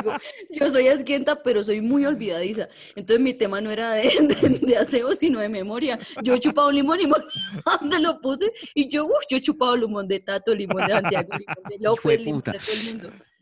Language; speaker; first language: Spanish; native; Spanish